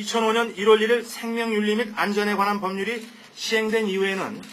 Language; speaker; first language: Korean; native; Korean